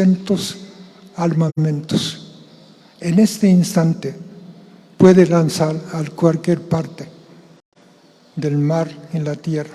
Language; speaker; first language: Spanish; non-native, fluent; Japanese